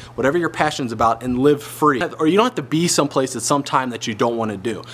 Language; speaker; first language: English; native; English